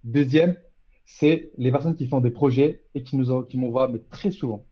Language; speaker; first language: French; native; French